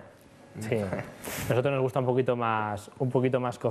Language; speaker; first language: Spanish; native; Spanish